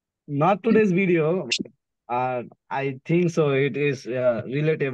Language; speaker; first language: English; non-native, learner; Bangla